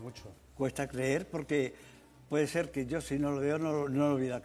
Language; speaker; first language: Spanish; native; Spanish